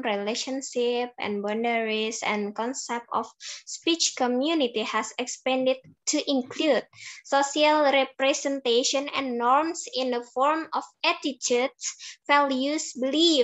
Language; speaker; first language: English; non-native, learner; Indonesian